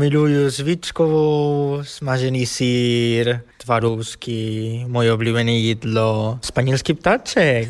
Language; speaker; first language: Czech; non-native, learner; Spanish